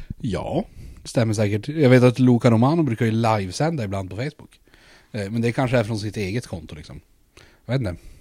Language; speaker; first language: Swedish; native; Swedish